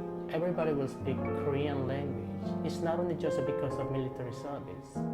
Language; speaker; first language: English; non-native, fluent; Korean